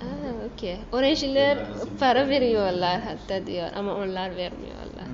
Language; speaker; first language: Turkish; non-native, learner; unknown